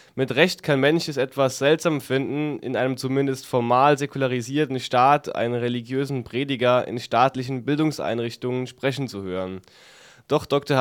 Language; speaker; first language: German; native; German